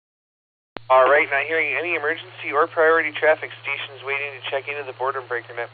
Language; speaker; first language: English; native; English